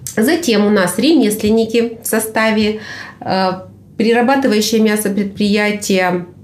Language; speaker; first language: Russian; native; Russian